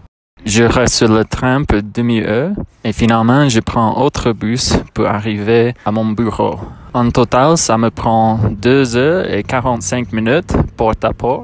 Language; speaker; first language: French; non-native, fluent; English